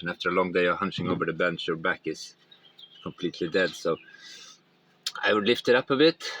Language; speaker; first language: English; non-native, fluent; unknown